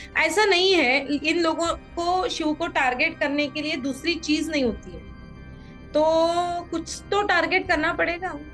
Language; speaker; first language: Hindi; non-native, local second language; Marathi